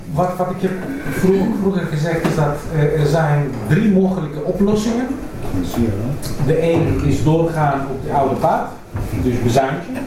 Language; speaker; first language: Dutch; non-native, fluent; Greek